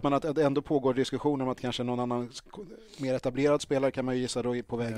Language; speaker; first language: Swedish; native; Swedish